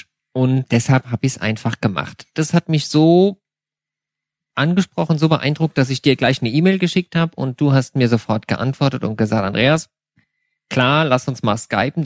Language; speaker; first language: German; native; German